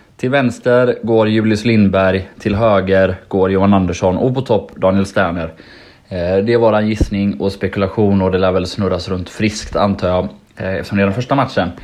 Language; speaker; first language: Swedish; native; Swedish